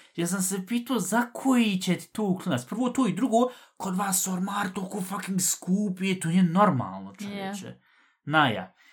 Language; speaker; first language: Bosnian; early bilingual, heritage; Bosnian